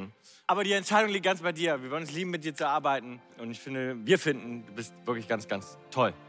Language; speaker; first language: German; native; German